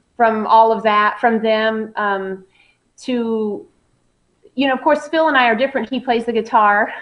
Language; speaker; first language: English; native; English